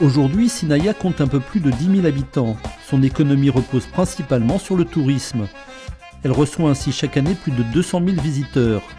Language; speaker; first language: French; native; French